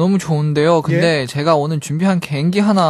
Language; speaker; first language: Korean; non-native, learner; Chinese